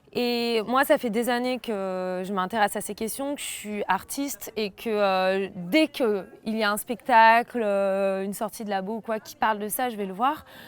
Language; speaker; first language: French; native; French